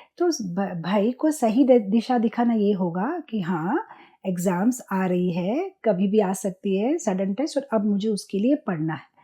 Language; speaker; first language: Hindi; non-native, local second language; Gujarati